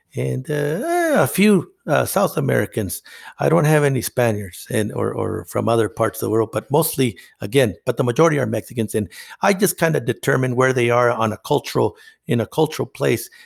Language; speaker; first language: English; non-native, fluent; Spanish